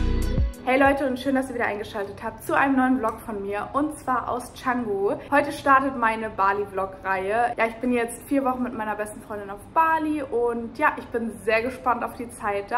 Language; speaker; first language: German; native; German